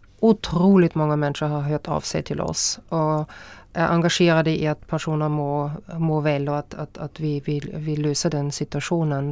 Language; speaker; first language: Swedish; non-native, fluent; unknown